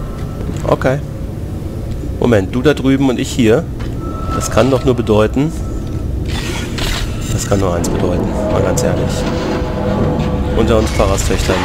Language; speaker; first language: German; native; German